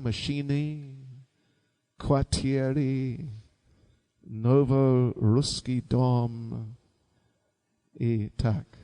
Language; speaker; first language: Russian; non-native, learner; English